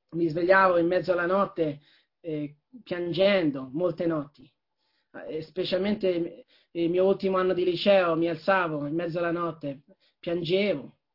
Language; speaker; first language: Italian; non-native, fluent; English